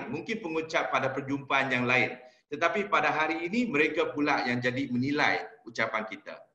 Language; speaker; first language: Malay; non-native, local second language; Chinese